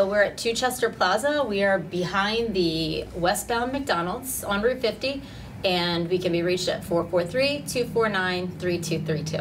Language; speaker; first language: English; native; English